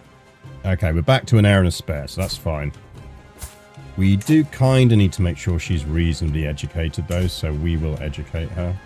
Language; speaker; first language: English; native; English